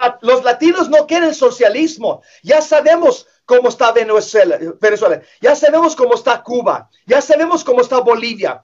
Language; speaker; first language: Spanish; early bilingual, heritage; English